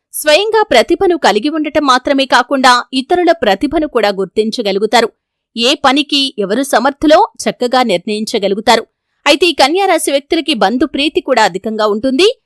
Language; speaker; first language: Telugu; native; Telugu